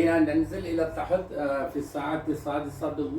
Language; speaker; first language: Arabic; non-native, fluent; Malayalam